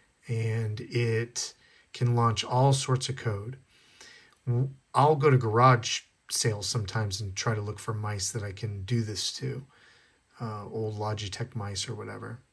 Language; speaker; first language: English; native; English